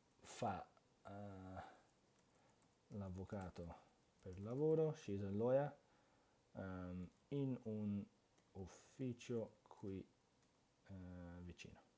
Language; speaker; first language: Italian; non-native, fluent; English